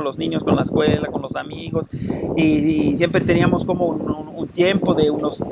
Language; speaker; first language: Spanish; non-native, fluent; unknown